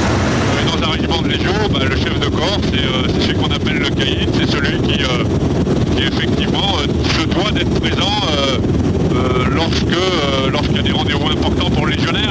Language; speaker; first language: French; native; French